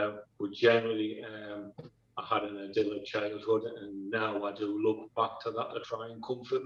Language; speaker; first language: English; native; English